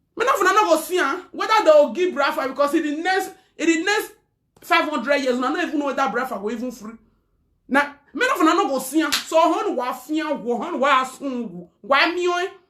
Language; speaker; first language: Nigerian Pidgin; non-native, local second language; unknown